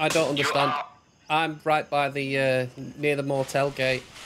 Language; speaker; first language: English; native; English